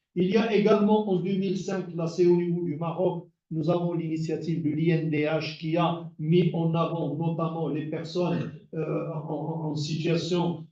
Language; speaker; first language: French; non-native, local second language; Arabic